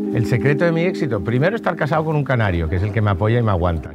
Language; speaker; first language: Spanish; native; Spanish